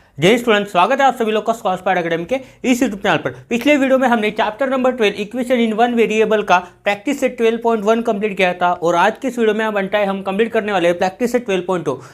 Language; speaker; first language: Hindi; non-native, local second language; Marathi